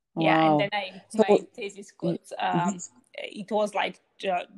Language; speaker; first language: English; non-native, fluent; Hausa